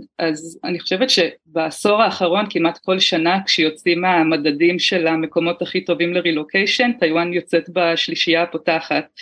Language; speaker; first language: Hebrew; native; Hebrew